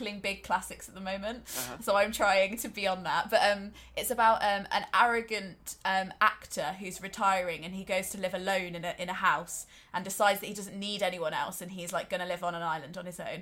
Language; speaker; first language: English; native; English